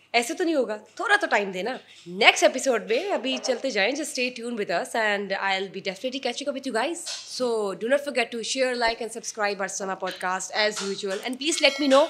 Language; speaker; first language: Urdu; native; Urdu